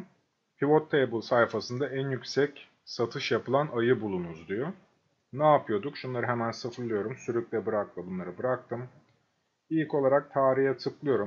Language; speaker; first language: Turkish; native; Turkish